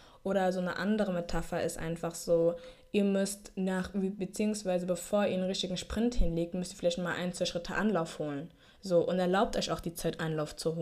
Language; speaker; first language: German; early bilingual, heritage; German